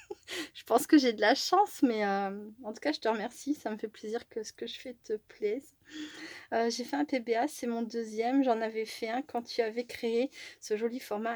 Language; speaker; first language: French; native; French